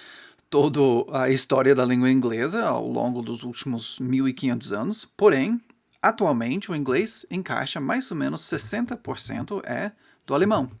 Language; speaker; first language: Portuguese; non-native, fluent; English